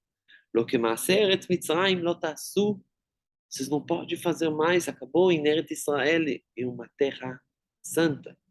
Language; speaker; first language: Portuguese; non-native, fluent; Hebrew